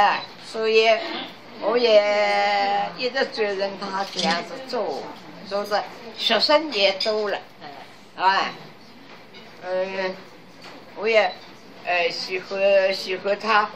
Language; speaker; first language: Chinese; non-native, local second language; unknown